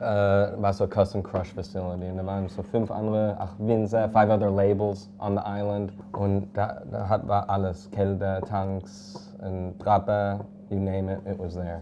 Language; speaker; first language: German; early bilingual, heritage; English